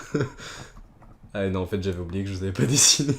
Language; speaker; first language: French; native; French